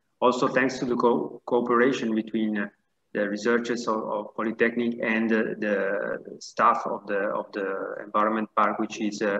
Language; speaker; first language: English; non-native, fluent; Italian